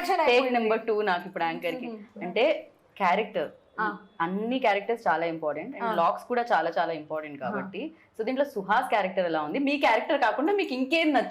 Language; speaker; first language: Telugu; native; Telugu